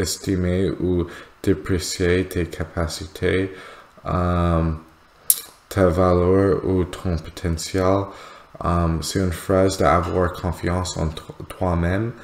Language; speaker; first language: French; non-native, learner; English